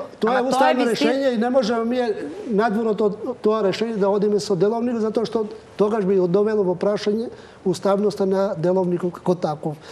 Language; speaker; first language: Macedonian; non-native, local second language; Albanian